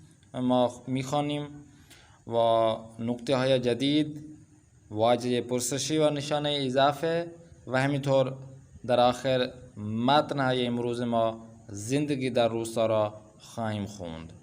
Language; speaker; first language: Persian; non-native, fluent; Urdu